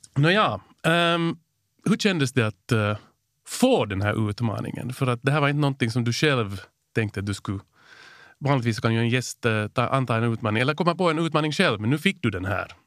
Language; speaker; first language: Swedish; native; Swedish